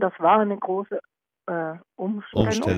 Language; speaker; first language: German; non-native, learner; Norwegian